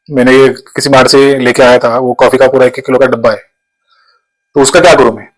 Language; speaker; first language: Hindi; non-native, local second language; Marathi